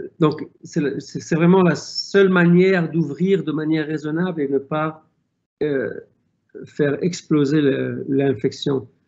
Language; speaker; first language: French; non-native, local second language; Arabic